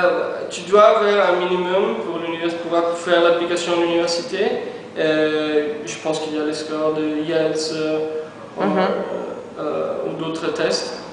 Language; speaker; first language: French; non-native, fluent; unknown